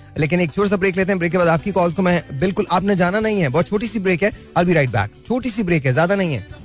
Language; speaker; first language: Urdu; native; Urdu